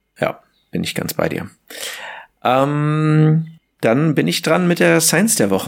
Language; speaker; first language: German; native; German